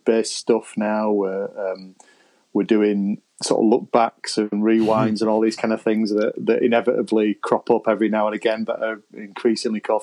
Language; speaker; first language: English; native; English